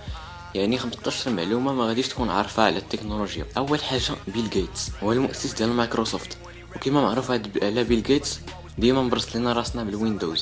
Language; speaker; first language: Arabic; native; Arabic